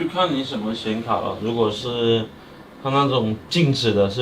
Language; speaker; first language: Chinese; native; Chinese